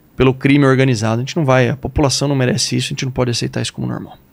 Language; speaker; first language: Portuguese; native; Portuguese